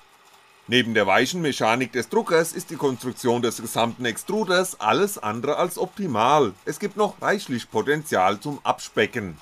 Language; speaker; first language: German; native; German